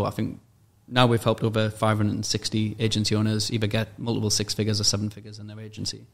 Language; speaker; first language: English; native; English